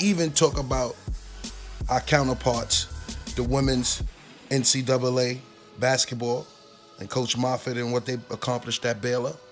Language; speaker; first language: English; native; English